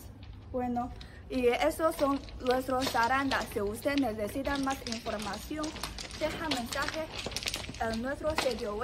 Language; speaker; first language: Spanish; non-native, learner; Chinese